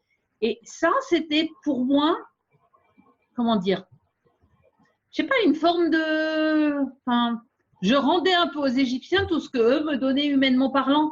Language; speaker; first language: French; native; French